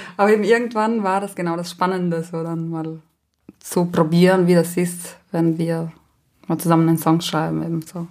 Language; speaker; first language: German; non-native, local second language; Ladin